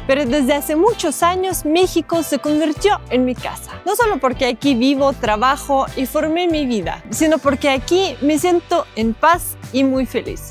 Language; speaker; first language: Spanish; non-native, fluent; Russian